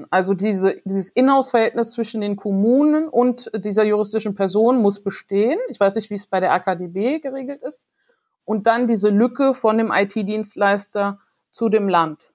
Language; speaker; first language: German; native; German